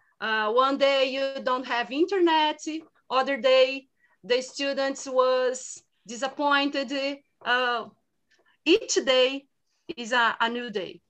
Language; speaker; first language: English; non-native, learner; Portuguese